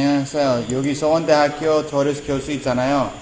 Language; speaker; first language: Korean; non-native, learner; English